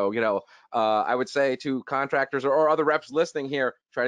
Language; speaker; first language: English; native; English